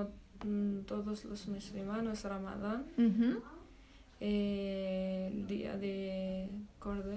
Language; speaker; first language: Spanish; non-native, learner; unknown